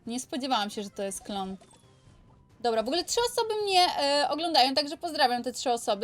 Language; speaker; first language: Polish; native; Polish